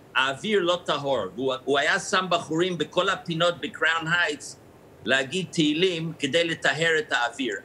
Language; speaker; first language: Hebrew; non-native, fluent; English